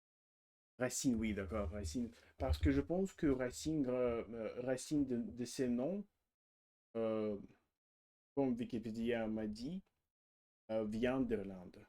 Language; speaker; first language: French; non-native, learner; Russian